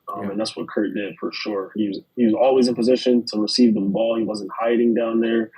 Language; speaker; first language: English; native; English